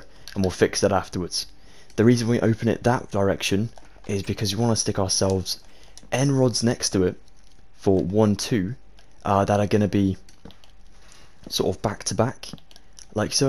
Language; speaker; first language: English; native; English